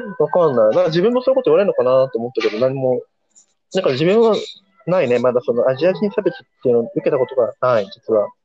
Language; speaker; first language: Japanese; early bilingual, heritage; Japanese